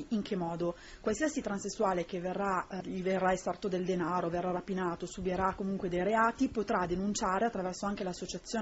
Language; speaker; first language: Italian; native; Italian